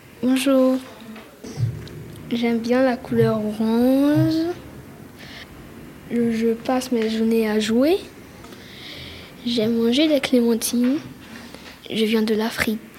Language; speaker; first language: French; early bilingual, other home language; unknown